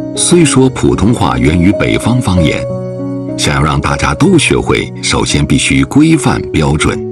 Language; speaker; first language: Chinese; native; Chinese